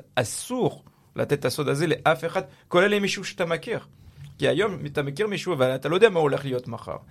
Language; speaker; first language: Hebrew; non-native, fluent; French